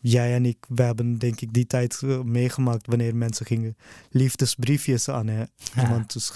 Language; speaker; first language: Dutch; early bilingual, other home language; Urdu